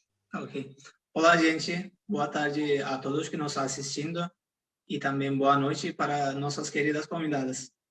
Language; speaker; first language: Portuguese; non-native, fluent; Turkish